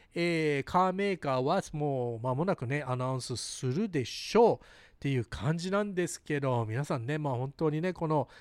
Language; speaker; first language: Japanese; early bilingual, heritage; Japanese